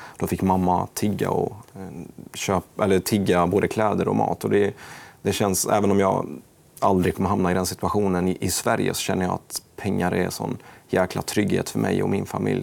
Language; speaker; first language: Swedish; non-native, fluent; Arabic